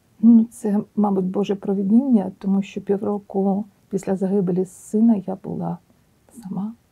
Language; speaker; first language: Ukrainian; native; Ukrainian